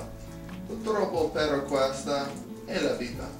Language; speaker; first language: Italian; non-native, learner; English